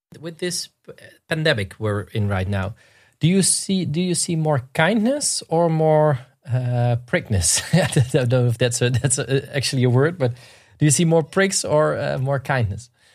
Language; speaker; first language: English; non-native, fluent; Dutch